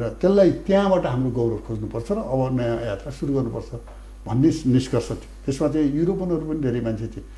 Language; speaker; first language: Nepali; native; Nepali